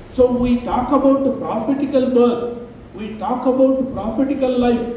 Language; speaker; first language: English; non-native, local second language; Telugu